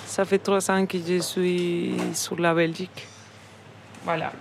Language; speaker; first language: French; non-native, learner; Spanish